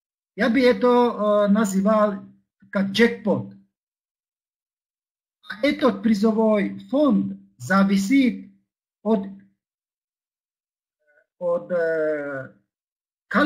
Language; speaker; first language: Russian; non-native, fluent; Czech